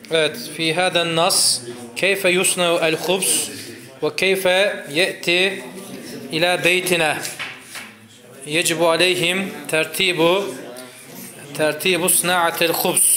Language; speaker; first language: Arabic; non-native, fluent; Turkish